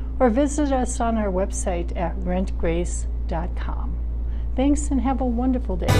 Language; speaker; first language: English; native; English